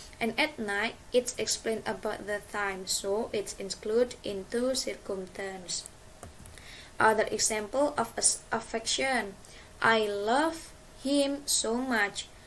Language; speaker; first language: English; non-native, learner; Indonesian